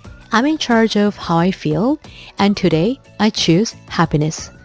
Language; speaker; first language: English; non-native, fluent; Korean